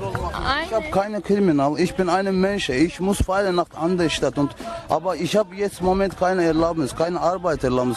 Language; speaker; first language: German; non-native, learner; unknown